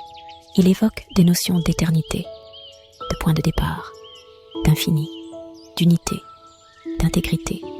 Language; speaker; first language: French; native; French